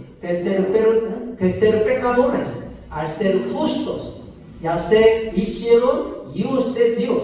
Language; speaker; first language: Spanish; non-native, fluent; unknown